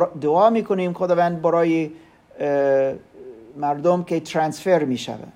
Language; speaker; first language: Persian; non-native, learner; German